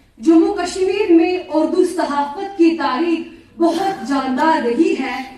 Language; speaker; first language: Urdu; non-native, local second language; Kashmiri